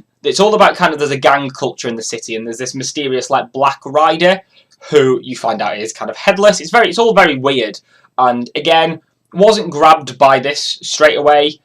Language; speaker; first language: English; native; English